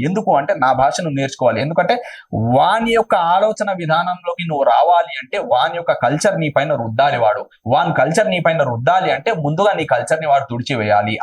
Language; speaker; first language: Telugu; non-native, local second language; Urdu